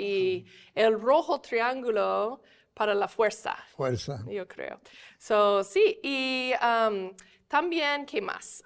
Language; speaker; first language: Spanish; non-native, fluent; English